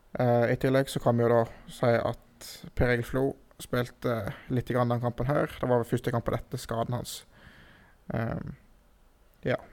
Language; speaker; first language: Norwegian; native; Norwegian